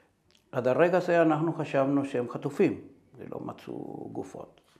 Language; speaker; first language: Hebrew; non-native, fluent; Spanish